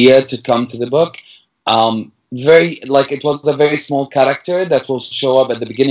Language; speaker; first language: English; non-native, fluent; Arabic